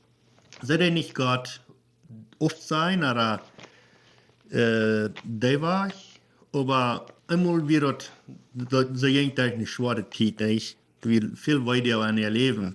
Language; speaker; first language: German; non-native, learner; Plautdietsch